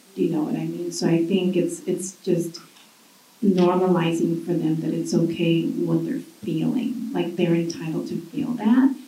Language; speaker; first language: English; early bilingual, other home language; Spanish